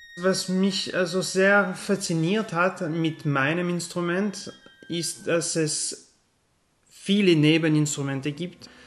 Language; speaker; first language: German; non-native, fluent; French